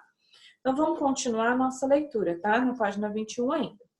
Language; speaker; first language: Portuguese; native; Portuguese